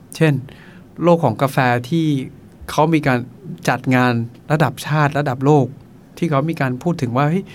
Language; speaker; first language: Thai; non-native, local second language; Akha